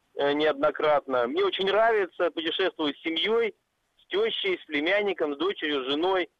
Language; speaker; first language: Russian; native; Russian